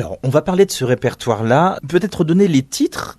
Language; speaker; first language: French; native; French